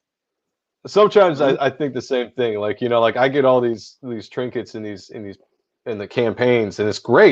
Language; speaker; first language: English; native; English